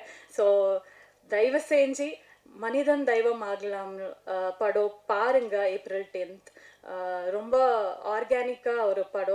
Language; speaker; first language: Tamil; non-native, learner; Kannada